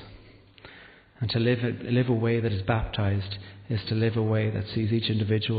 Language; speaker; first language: English; native; English